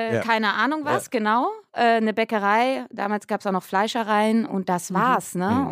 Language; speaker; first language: German; native; German